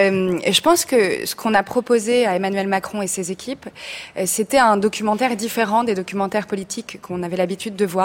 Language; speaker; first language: French; native; French